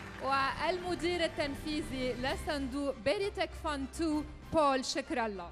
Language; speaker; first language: Arabic; native; Arabic